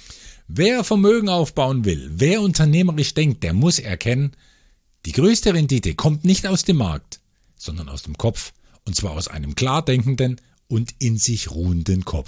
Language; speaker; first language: German; native; German